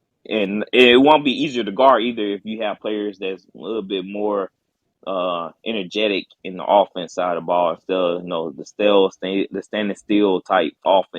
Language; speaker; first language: English; native; English